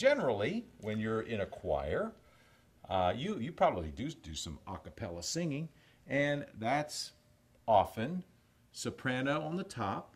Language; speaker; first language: English; native; English